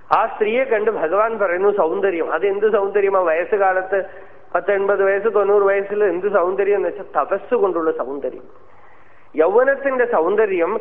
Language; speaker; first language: Malayalam; native; Malayalam